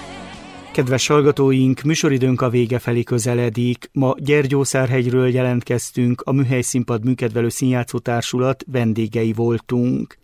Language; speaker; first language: Hungarian; native; Hungarian